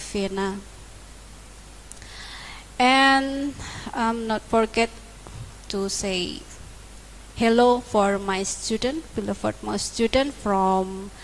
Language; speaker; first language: English; non-native, learner; Indonesian